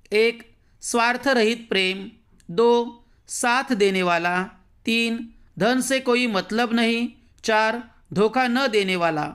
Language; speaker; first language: Hindi; non-native, local second language; Marathi